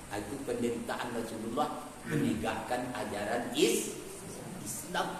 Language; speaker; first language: Malay; non-native, local second language; Minangkabau